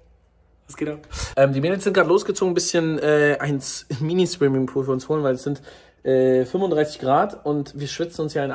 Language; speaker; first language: German; native; German